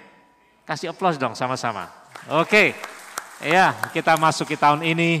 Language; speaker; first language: Indonesian; native; Indonesian